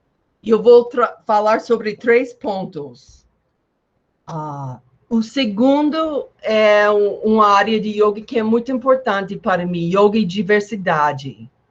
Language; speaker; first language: Portuguese; non-native, fluent; English